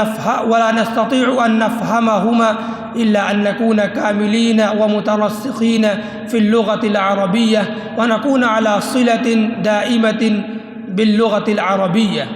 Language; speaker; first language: Arabic; non-native, local second language; Urdu